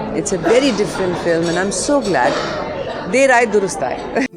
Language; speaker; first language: English; non-native, local second language; Bangla